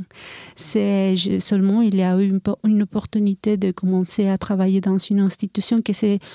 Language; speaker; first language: French; non-native, fluent; Spanish